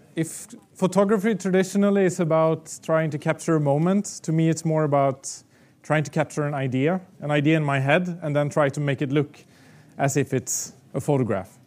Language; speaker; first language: English; non-native, fluent; Swedish